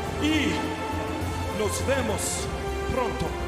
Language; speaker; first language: Spanish; non-native, learner; English